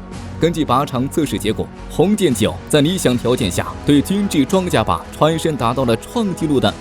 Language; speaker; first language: Chinese; native; Chinese